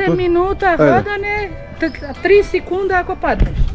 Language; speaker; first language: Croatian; non-native, learner; Portuguese